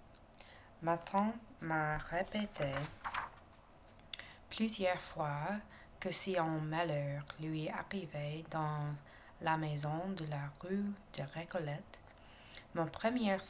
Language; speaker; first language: French; non-native, learner; English